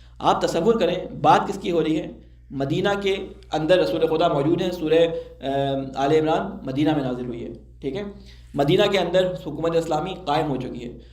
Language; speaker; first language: Urdu; native; Urdu